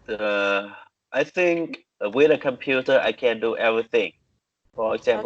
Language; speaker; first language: English; non-native, learner; Vietnamese